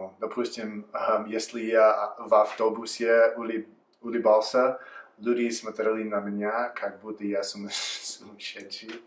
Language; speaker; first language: Russian; non-native, fluent; English